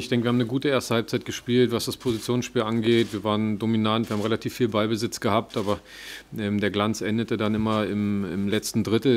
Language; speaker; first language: German; native; German